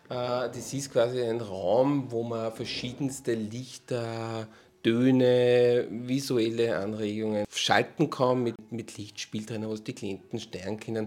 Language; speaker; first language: German; native; German